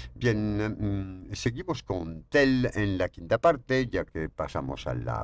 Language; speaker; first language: Spanish; non-native, fluent; French